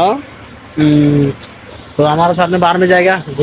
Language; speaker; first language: Hindi; non-native, learner; Bangla